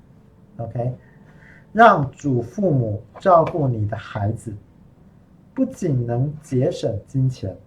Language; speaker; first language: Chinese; non-native, fluent; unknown